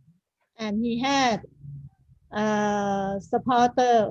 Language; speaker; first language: English; non-native, learner; Thai